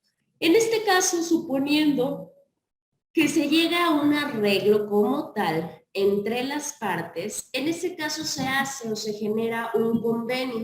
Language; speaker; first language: Spanish; native; Spanish